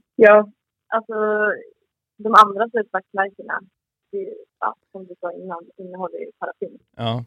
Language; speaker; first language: Swedish; native; Swedish